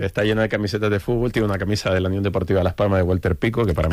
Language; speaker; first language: Spanish; native; Spanish